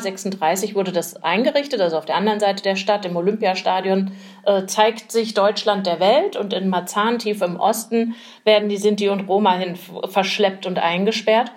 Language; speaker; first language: German; native; German